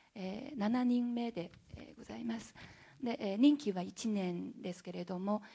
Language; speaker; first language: Japanese; non-native, fluent; Chinese